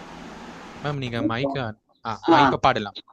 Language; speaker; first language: Tamil; native; Tamil